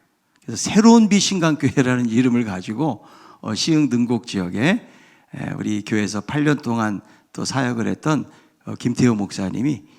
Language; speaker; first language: Korean; native; Korean